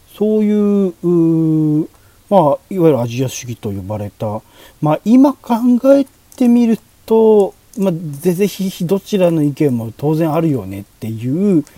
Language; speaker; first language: Japanese; native; Japanese